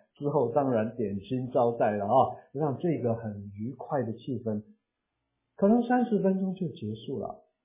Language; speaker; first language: Chinese; non-native, local second language; Cantonese